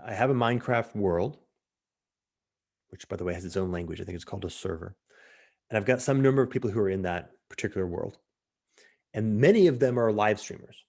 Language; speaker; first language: English; native; English